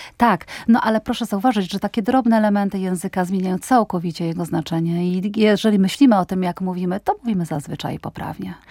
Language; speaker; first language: Polish; native; Polish